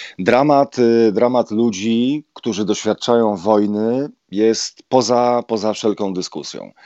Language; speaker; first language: Polish; native; Polish